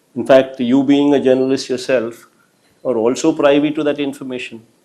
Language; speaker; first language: English; non-native, local second language; Telugu